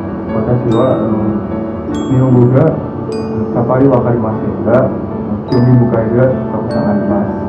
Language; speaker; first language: Japanese; non-native, learner; Indonesian